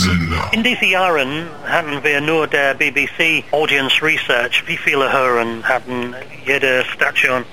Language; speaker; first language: German; non-native, learner; English